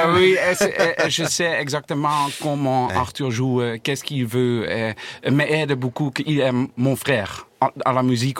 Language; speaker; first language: French; non-native, learner; Dutch